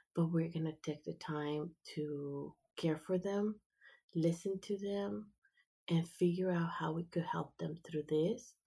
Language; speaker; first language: English; early bilingual, other home language; Spanish